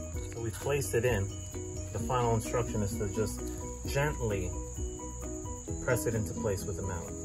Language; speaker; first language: English; native; English